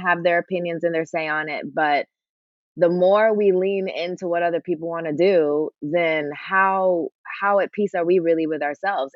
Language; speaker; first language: English; native; English